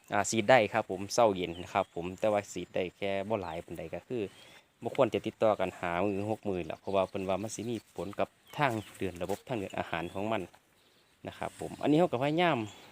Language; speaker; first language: Thai; native; Thai